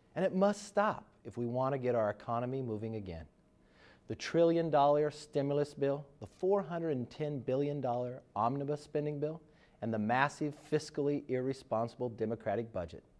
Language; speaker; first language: English; native; English